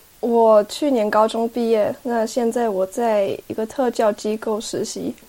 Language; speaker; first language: Chinese; early bilingual, heritage; Chinese